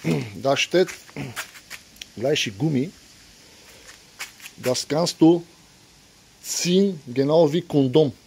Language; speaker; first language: German; non-native, learner; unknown